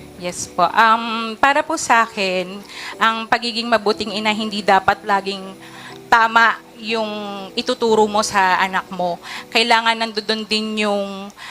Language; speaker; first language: Filipino; native; Filipino